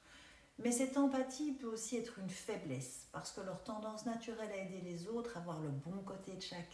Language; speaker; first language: French; native; French